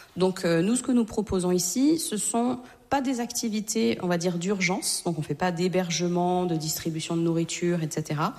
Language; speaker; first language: French; native; French